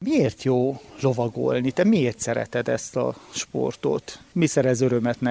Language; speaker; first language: Hungarian; native; Hungarian